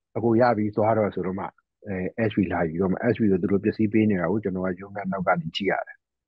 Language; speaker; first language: Burmese; native; Burmese